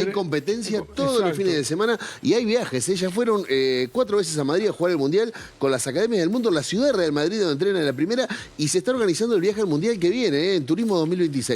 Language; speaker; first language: Spanish; native; Spanish